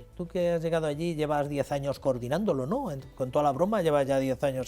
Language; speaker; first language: Spanish; native; Spanish